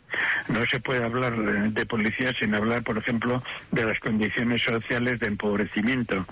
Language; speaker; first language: Spanish; native; Spanish